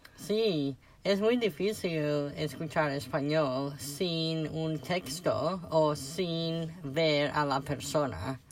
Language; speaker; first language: Spanish; non-native, learner; English